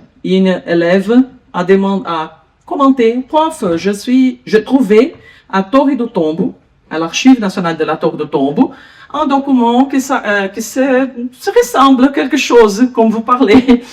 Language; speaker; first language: French; non-native, learner; Portuguese